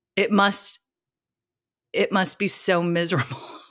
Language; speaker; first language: English; native; English